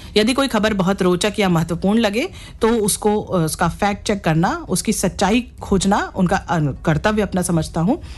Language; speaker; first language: Hindi; native; Hindi